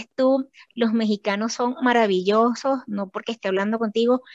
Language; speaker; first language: Spanish; native; Spanish